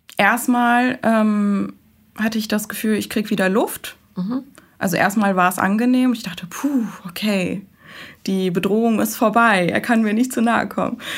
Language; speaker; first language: German; early bilingual, other home language; Persian